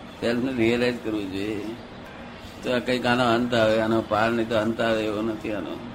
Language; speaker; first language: Gujarati; native; Gujarati